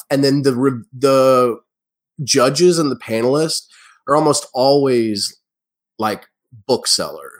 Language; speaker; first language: English; native; English